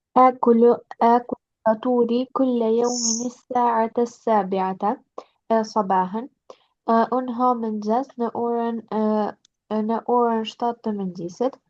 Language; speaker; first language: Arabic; non-native, learner; Albanian